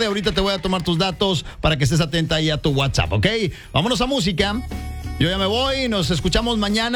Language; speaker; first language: Spanish; native; Spanish